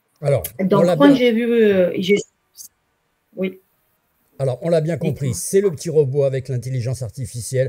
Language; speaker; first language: French; native; French